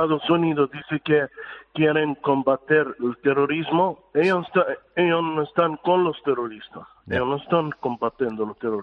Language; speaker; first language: Spanish; non-native, fluent; Arabic